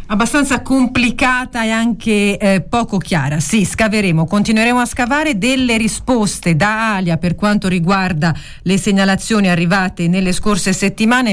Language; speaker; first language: Italian; native; Italian